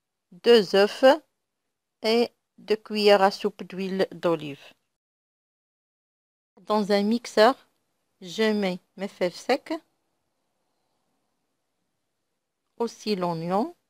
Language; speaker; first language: French; non-native, local second language; Arabic